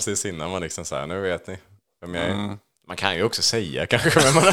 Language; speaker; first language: Swedish; native; Swedish